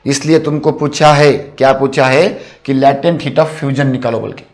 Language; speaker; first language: Hindi; non-native, local second language; Marathi